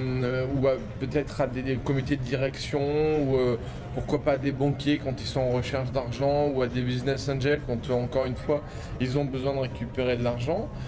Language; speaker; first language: French; native; French